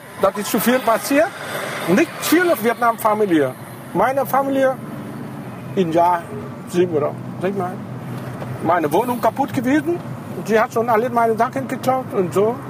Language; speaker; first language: German; non-native, learner; Vietnamese